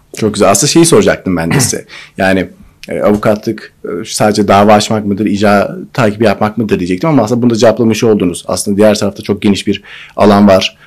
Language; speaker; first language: Turkish; native; Turkish